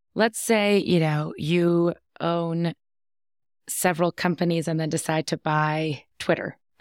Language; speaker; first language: English; native; English